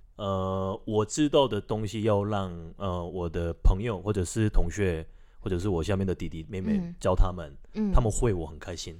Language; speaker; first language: Chinese; non-native, fluent; Korean